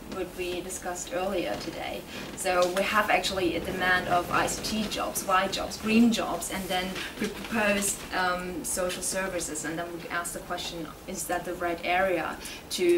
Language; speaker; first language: English; non-native, fluent; German